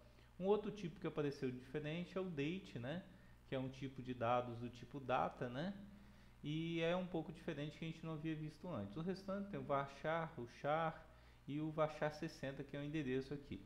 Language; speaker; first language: Portuguese; native; Portuguese